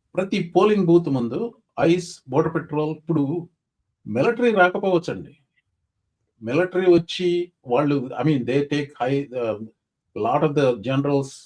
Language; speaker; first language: English; non-native, local second language; Telugu